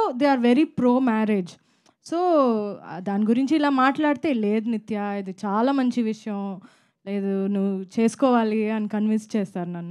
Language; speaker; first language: Telugu; non-native, fluent; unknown